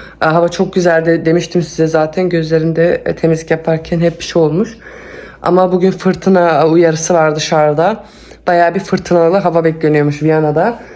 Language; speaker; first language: Turkish; early bilingual, heritage; Turkish